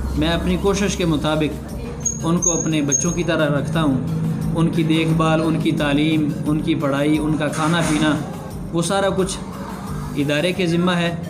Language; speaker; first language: Urdu; non-native, local second language; Pashto